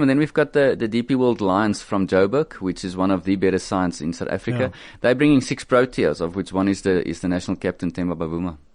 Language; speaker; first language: English; non-native, local second language; Afrikaans